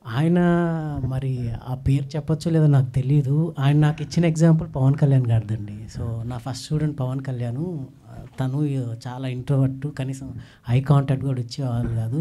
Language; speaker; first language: Telugu; native; Telugu